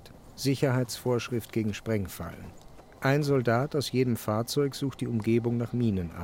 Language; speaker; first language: German; native; German